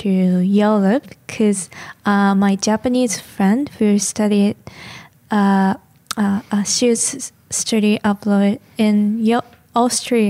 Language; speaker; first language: English; non-native, learner; Japanese